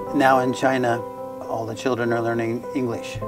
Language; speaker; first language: English; native; English